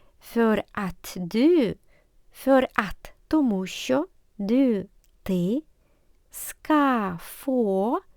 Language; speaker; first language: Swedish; non-native, fluent; Ukrainian